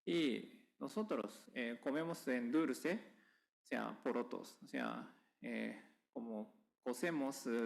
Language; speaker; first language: Spanish; non-native, fluent; Japanese